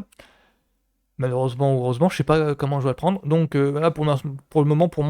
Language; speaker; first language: French; native; French